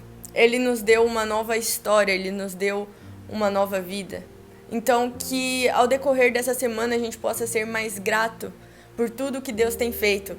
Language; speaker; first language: Portuguese; native; Portuguese